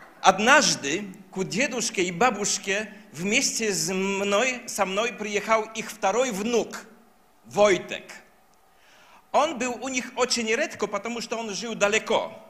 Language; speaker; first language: Russian; non-native, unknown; Polish